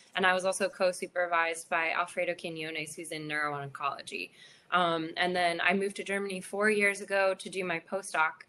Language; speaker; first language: English; native; English